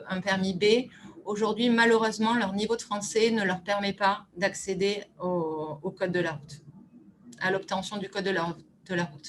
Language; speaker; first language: French; native; French